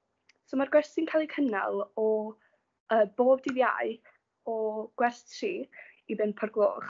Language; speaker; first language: Welsh; non-native, local second language; English